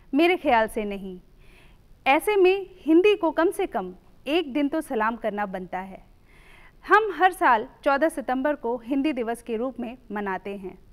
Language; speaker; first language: Hindi; native; Hindi